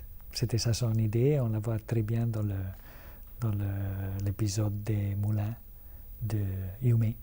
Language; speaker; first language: French; non-native, fluent; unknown